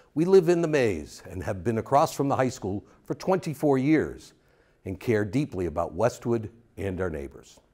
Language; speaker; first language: English; native; English